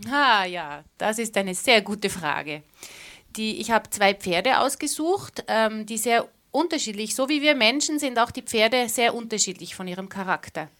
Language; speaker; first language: German; native; German